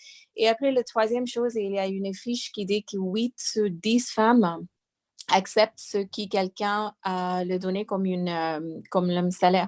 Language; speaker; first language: French; non-native, fluent; English